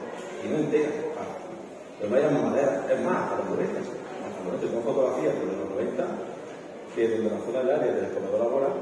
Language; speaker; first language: Spanish; native; Spanish